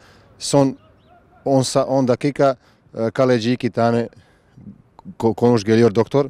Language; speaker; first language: Turkish; non-native, learner; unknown